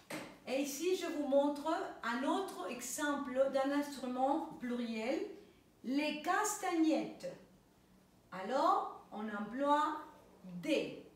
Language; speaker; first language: French; non-native, fluent; Spanish